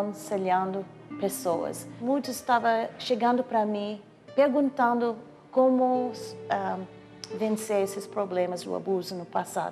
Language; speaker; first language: Portuguese; non-native, learner; English